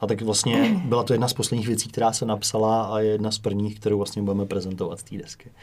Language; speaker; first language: Czech; native; Czech